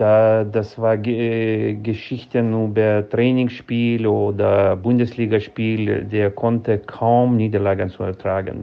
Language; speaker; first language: German; non-native, fluent; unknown